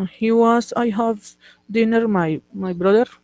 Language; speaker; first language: English; non-native, learner; Spanish